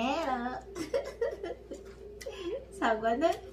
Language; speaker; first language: Korean; non-native, learner; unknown